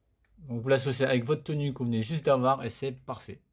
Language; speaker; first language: French; native; French